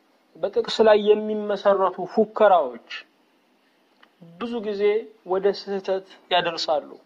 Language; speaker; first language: Amharic; native; Amharic